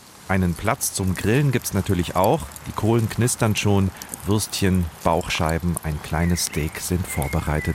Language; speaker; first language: German; native; German